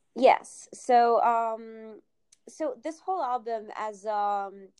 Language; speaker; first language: English; early bilingual, other home language; Italian